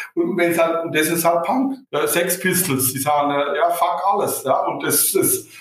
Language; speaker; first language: German; native; German